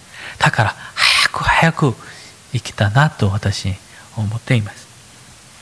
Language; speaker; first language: Japanese; non-native, fluent; Korean